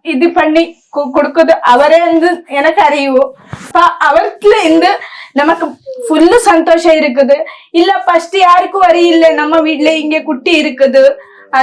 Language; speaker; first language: Malayalam; non-native, learner; Tamil